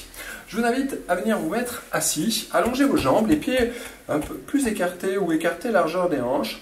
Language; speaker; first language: French; native; French